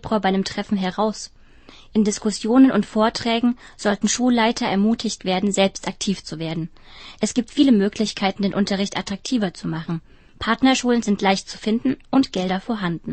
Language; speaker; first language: German; native; German